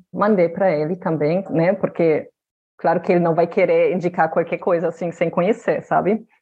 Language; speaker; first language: Portuguese; non-native, fluent; German